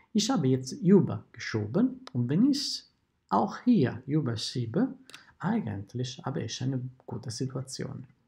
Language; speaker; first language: German; non-native, fluent; Italian